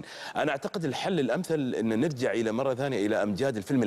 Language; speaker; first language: Arabic; native; Arabic